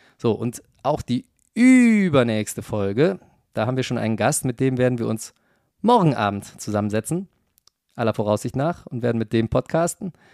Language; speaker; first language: German; native; German